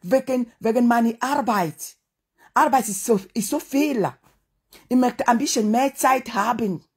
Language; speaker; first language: German; non-native, learner; French